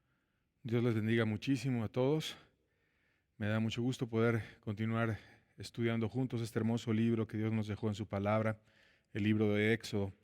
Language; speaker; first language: Spanish; native; Spanish